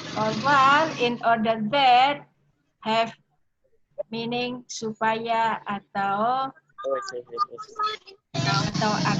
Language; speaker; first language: English; non-native, learner; Indonesian